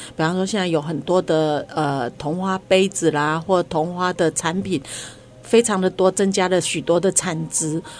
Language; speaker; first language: Chinese; non-native, local second language; Hakka Chinese